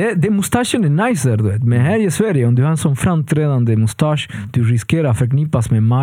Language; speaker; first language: Swedish; non-native, fluent; Spanish